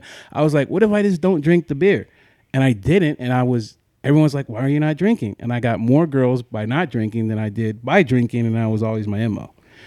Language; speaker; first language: English; native; English